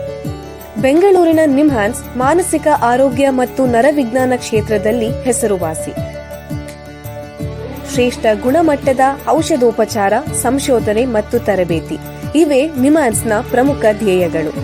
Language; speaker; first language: Kannada; native; Kannada